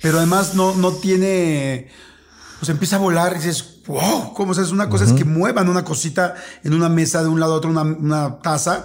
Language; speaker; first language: Spanish; native; Spanish